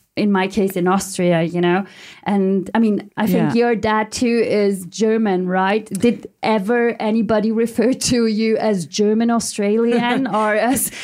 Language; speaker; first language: English; early bilingual, heritage; German